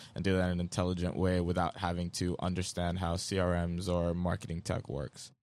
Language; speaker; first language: English; non-native, local second language; Yoruba